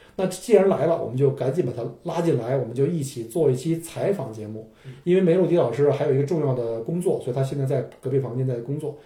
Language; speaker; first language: Chinese; native; Chinese